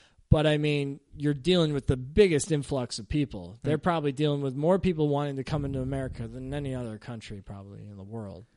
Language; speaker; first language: English; native; English